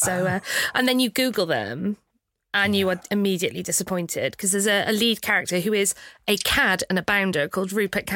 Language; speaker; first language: English; native; English